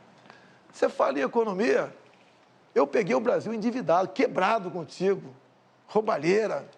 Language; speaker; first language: Portuguese; native; Portuguese